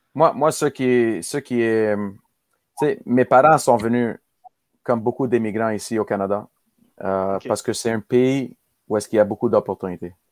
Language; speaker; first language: French; native; French